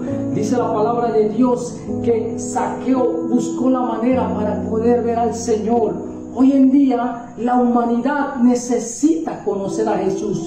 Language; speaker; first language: Spanish; native; Spanish